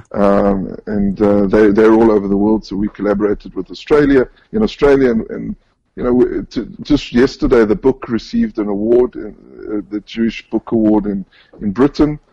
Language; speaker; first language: English; native; English